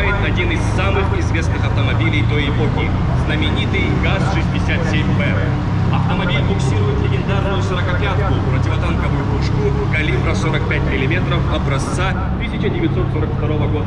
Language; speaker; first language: Russian; native; Russian